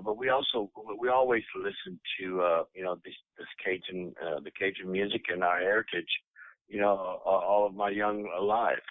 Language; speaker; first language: English; native; English